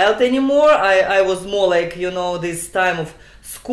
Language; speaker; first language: English; non-native, learner; Russian